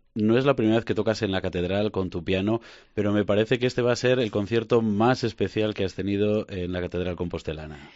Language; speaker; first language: Spanish; native; Spanish